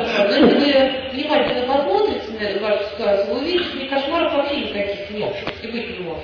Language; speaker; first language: Russian; native; Russian